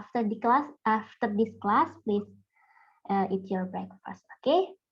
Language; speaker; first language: English; non-native, fluent; Indonesian